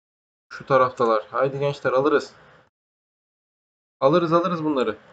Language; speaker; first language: Turkish; native; Turkish